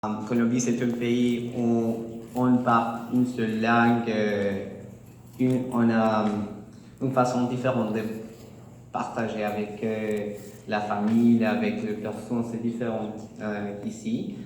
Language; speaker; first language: French; non-native, learner; Spanish